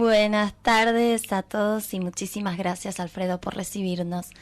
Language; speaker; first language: Spanish; native; Spanish